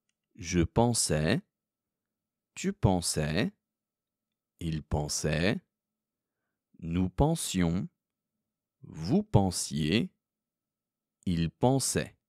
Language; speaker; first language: French; non-native, fluent; Korean